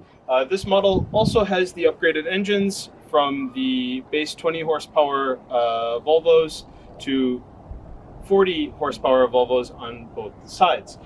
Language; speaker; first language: English; native; English